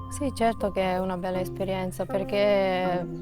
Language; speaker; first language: Italian; non-native, fluent; Macedonian